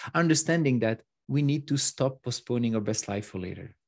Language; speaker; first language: English; non-native, fluent; French